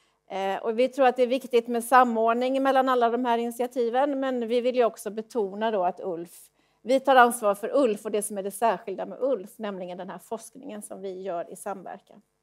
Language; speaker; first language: Swedish; native; Swedish